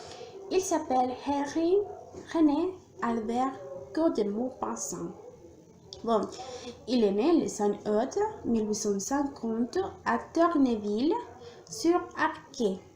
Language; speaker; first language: French; non-native, learner; Spanish